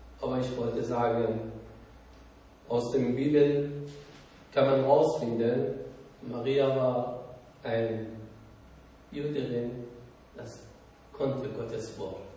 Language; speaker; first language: German; non-native, learner; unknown